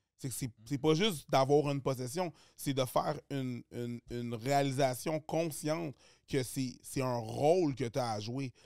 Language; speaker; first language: French; early bilingual, other home language; Haitian Creole